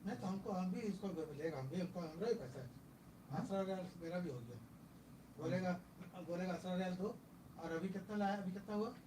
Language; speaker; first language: Hindi; non-native, learner; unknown